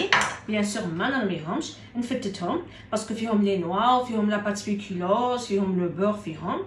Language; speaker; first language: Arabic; native; Arabic